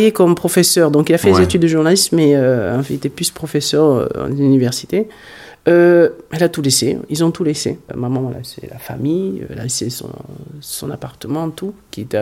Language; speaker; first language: French; early bilingual, other home language; Hungarian